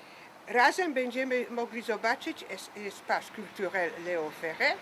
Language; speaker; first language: Polish; early bilingual, heritage; French